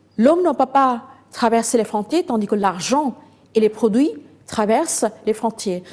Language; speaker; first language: French; non-native, fluent; Bangla